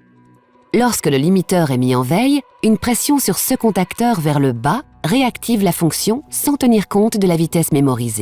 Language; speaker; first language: French; native; French